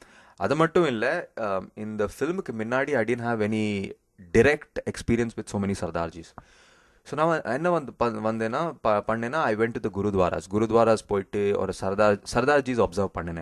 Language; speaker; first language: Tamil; early bilingual, heritage; Tamil